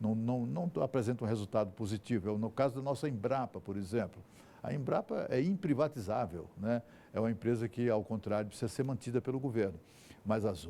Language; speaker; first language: Portuguese; native; Portuguese